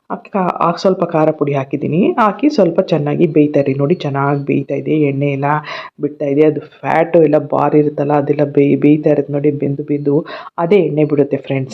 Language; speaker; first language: Kannada; native; Kannada